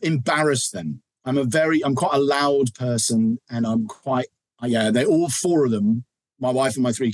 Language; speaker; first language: English; native; English